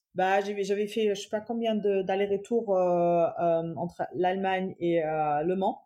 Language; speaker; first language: French; non-native, fluent; German